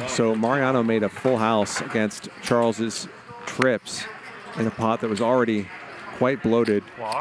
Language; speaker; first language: English; native; English